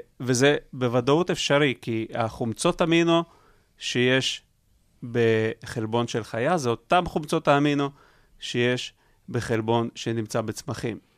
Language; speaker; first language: Hebrew; early bilingual, other home language; Russian